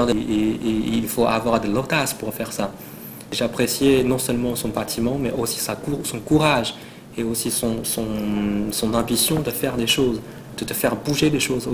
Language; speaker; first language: French; non-native, fluent; Chinese